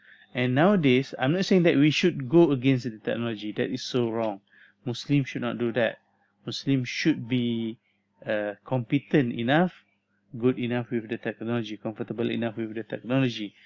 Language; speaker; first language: English; non-native, local second language; Malay